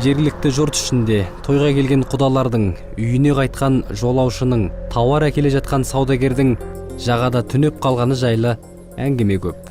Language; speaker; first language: Kazakh; native; Kazakh